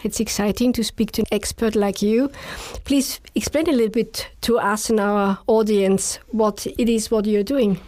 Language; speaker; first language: English; non-native, fluent; German